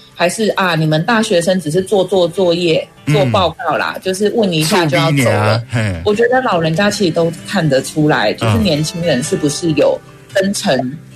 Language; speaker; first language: Chinese; non-native, local second language; Min Nan Chinese